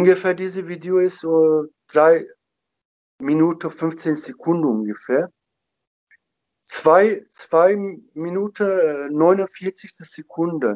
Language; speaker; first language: German; non-native, learner; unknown